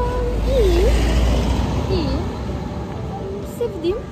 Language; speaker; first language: Turkish; non-native, learner; Romanian